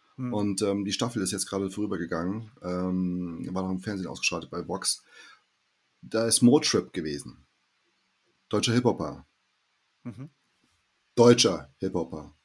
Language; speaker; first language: German; early bilingual, heritage; German